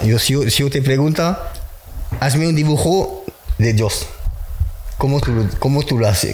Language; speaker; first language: Spanish; non-native, learner; French